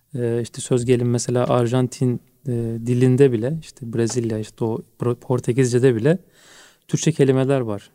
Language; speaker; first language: Turkish; native; Turkish